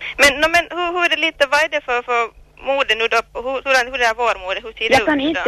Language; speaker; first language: Swedish; non-native, learner; Finnish